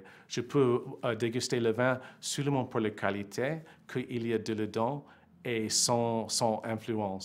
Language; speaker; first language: French; non-native, fluent; English